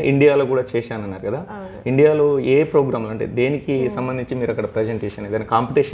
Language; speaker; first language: Telugu; native; Telugu